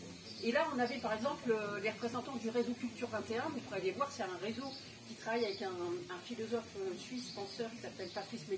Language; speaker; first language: French; native; French